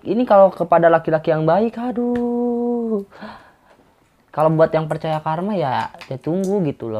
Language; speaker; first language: Indonesian; non-native, local second language; Sundanese